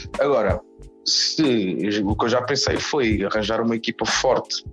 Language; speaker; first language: Portuguese; native; Portuguese